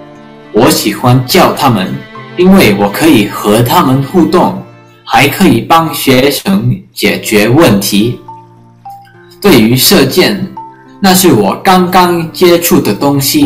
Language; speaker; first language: Chinese; early bilingual, heritage; English